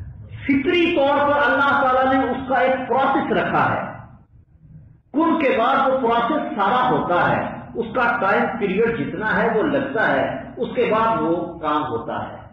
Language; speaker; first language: Urdu; native; Urdu